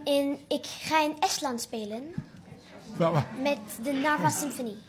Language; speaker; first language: Dutch; non-native, learner; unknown